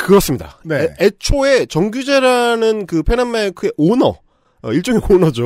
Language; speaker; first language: Korean; native; Korean